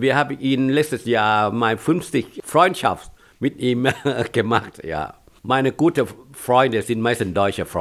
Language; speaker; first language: German; non-native, fluent; Thai